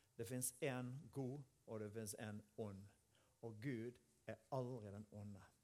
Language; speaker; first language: Norwegian; native; Norwegian